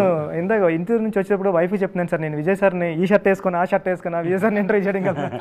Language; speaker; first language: Telugu; native; Telugu